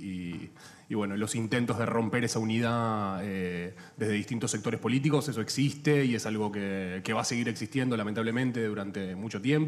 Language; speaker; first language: Spanish; native; Spanish